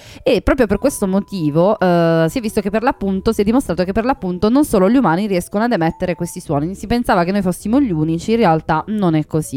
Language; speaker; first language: Italian; native; Italian